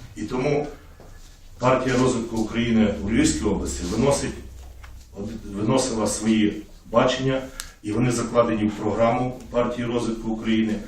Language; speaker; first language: Ukrainian; native; Ukrainian